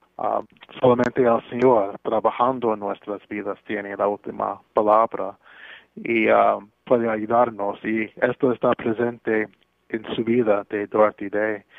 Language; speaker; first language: Spanish; non-native, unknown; English